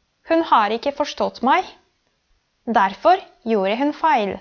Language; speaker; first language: Norwegian; non-native, fluent; Polish